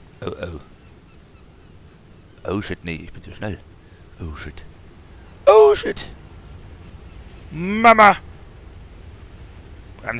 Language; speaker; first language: German; native; German